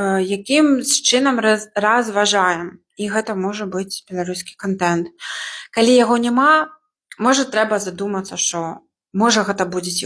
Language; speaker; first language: Belarusian; non-native, local second language; Russian